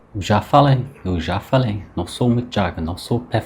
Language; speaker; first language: Portuguese; non-native, learner; English